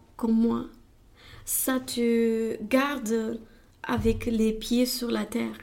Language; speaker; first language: French; non-native, fluent; Romanian